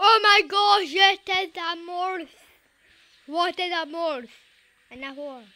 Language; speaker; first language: English; native; English